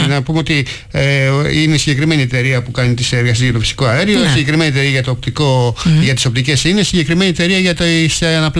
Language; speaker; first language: Greek; native; Greek